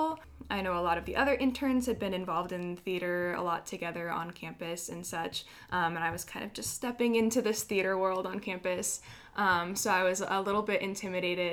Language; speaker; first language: English; native; English